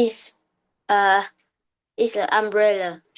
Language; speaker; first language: English; non-native, learner; Vietnamese